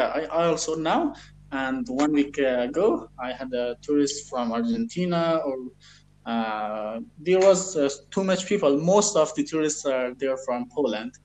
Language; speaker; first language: English; non-native, learner; Persian